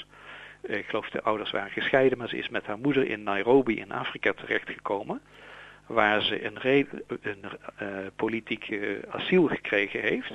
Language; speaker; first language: Dutch; native; Dutch